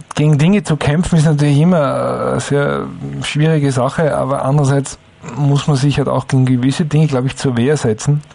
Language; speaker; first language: German; native; German